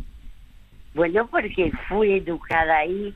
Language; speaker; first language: Spanish; early bilingual, other home language; French